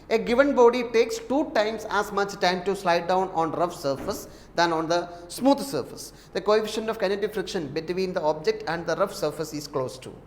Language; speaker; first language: English; non-native, local second language; Malayalam